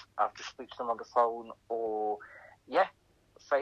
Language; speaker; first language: English; native; English